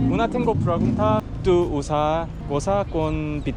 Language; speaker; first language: Spanish; non-native, learner; Korean